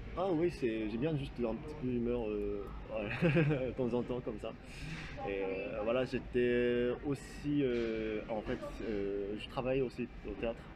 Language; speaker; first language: French; non-native, fluent; Japanese